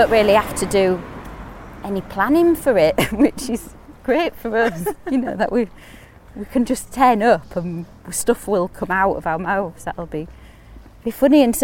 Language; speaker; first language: English; native; English